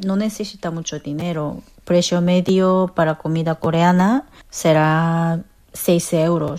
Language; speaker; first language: Spanish; non-native, learner; Korean